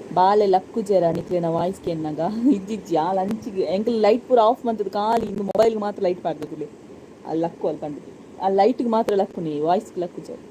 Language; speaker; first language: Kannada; non-native, local second language; Tulu